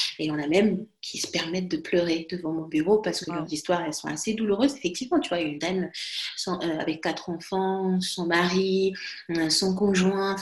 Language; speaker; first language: French; non-native, local second language; Lingala